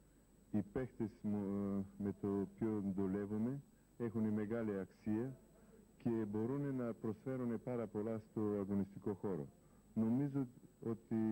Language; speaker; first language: Greek; non-native, fluent; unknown